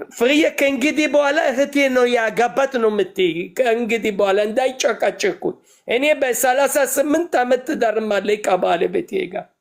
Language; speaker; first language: Amharic; non-native, fluent; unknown